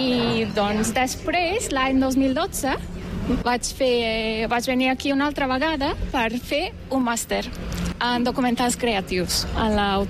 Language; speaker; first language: Catalan; non-native, fluent; Turkish